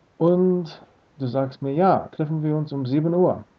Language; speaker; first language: German; non-native, learner; English